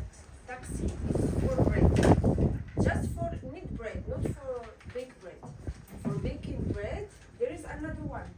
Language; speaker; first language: English; non-native, fluent; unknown